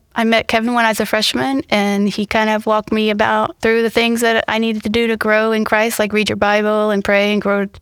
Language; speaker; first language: English; native; English